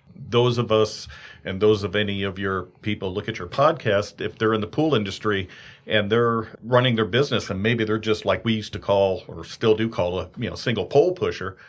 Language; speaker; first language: English; native; English